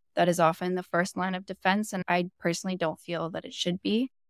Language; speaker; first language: English; native; English